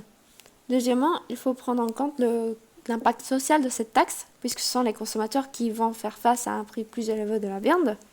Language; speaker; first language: French; non-native, fluent; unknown